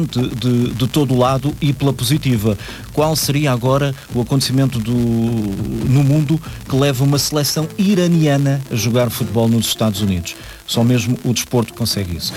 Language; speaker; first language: Portuguese; native; Portuguese